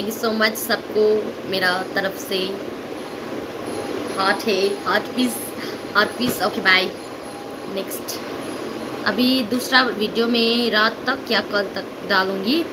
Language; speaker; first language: Hindi; non-native, learner; Nepali